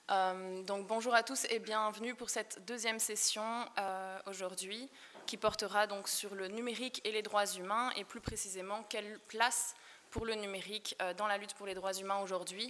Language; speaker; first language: French; native; French